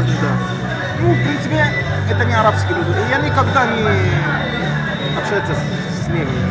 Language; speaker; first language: Russian; non-native, learner; Arabic